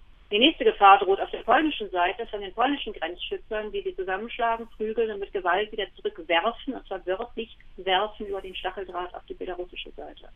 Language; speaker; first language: German; native; German